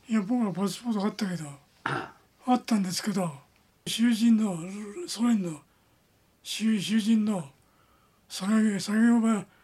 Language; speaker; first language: Japanese; native; Japanese